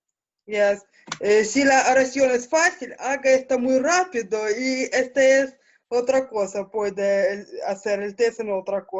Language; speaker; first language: Spanish; non-native, learner; Russian